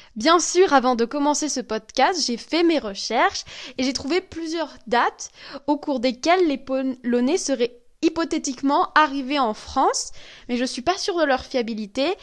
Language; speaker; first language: French; native; French